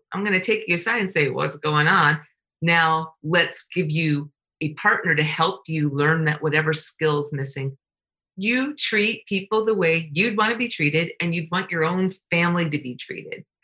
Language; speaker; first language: English; native; English